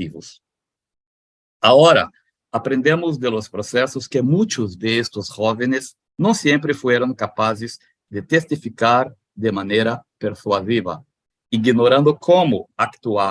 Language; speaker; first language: Spanish; non-native, fluent; Portuguese